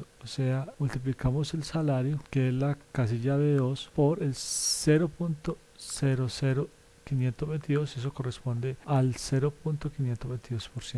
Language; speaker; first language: Spanish; native; Spanish